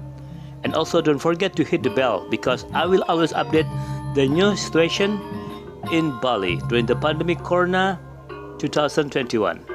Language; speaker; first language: English; non-native, local second language; Indonesian